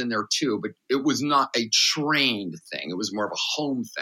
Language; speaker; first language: English; native; English